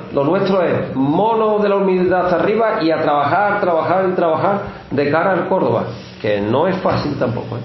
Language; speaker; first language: Spanish; native; Spanish